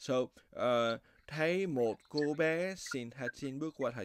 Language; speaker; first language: Vietnamese; non-native, fluent; French